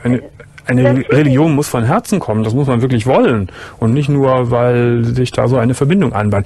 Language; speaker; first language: German; native; German